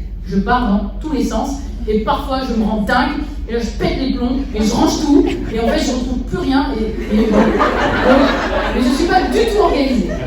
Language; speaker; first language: French; native; French